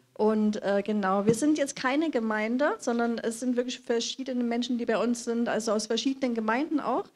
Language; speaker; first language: German; native; German